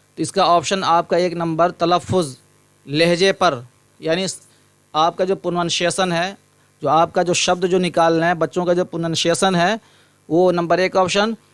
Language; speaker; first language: Urdu; native; Urdu